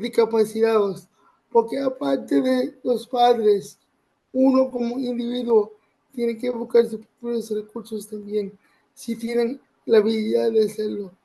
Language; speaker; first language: Spanish; early bilingual, other home language; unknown